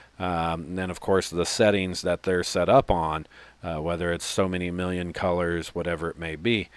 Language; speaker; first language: English; native; English